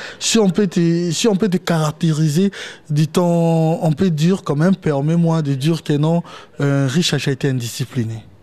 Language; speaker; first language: French; non-native, local second language; Lingala